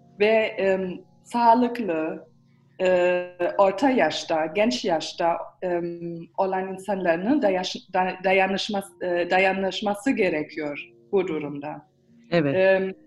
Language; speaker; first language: Turkish; early bilingual, heritage; Turkish